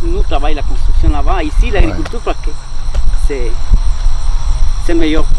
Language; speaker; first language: French; non-native, learner; Spanish